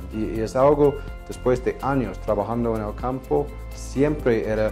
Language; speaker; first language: Spanish; non-native, fluent; English